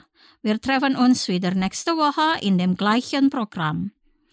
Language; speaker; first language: German; non-native, fluent; Indonesian